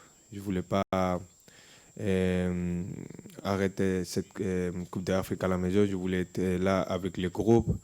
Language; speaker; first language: French; non-native, fluent; Spanish